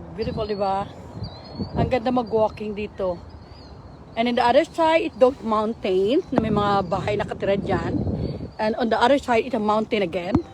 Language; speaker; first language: Filipino; native; Filipino